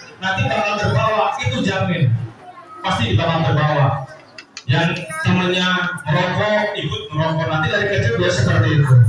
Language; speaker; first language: Indonesian; non-native, local second language; Sundanese